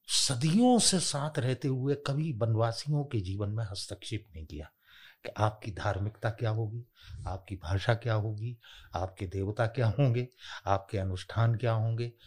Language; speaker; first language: Hindi; native; Hindi